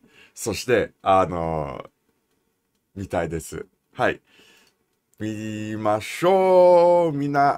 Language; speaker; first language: Japanese; non-native, learner; English